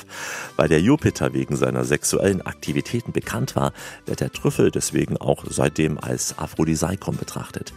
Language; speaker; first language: German; native; German